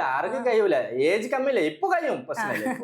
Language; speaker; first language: Malayalam; non-native, local second language; Bangla